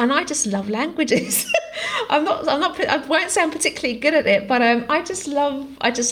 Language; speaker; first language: English; non-native, local second language; Greek